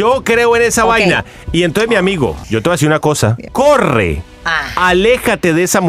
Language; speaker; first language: Spanish; native; Spanish